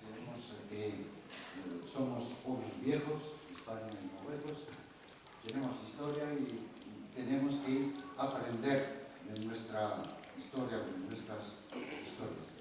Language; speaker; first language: Spanish; non-native, fluent; Arabic